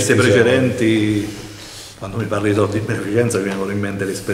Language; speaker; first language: Italian; native; Italian